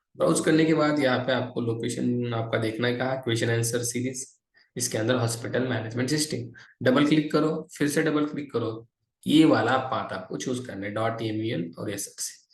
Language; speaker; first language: Hindi; non-native, local second language; Marathi